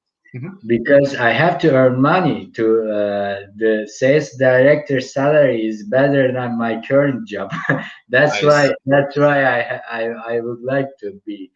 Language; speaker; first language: English; non-native, fluent; Turkish